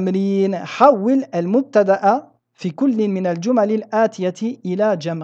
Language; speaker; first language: Arabic; non-native, fluent; French